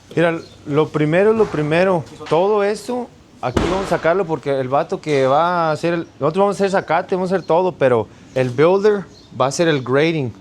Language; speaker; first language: Spanish; early bilingual, heritage; Spanish